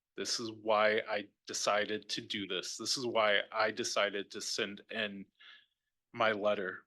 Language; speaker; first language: English; native; English